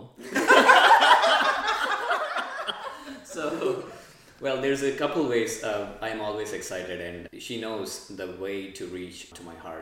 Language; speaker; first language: English; non-native, local second language; Telugu